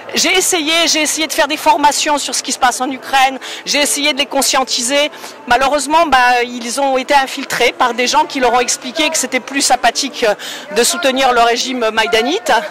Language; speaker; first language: French; non-native, fluent; Polish